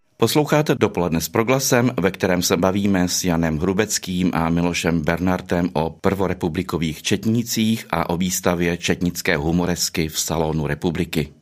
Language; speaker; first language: Czech; native; Czech